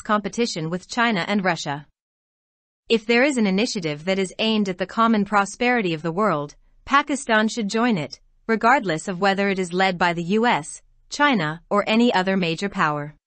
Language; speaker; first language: English; non-native, local second language; Urdu